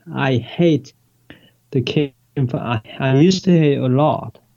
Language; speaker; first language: English; non-native, fluent; Korean